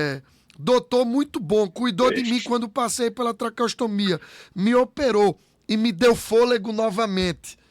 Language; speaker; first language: Portuguese; native; Portuguese